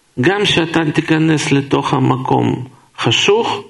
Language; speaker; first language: Hebrew; non-native, fluent; Russian